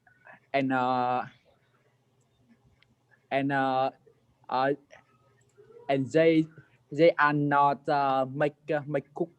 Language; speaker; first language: English; non-native, learner; Vietnamese